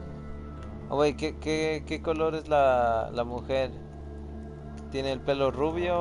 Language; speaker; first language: Spanish; early bilingual, other home language; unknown